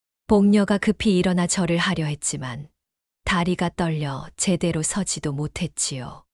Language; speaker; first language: Korean; native; Korean